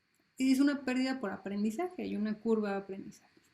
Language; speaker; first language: Spanish; native; Spanish